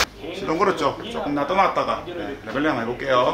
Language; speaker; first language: Korean; native; Korean